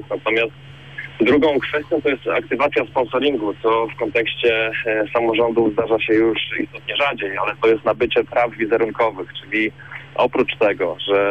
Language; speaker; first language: Polish; native; Polish